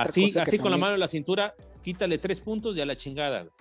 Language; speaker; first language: Spanish; native; Spanish